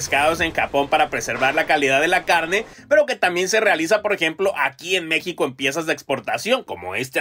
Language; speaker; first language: Spanish; native; Spanish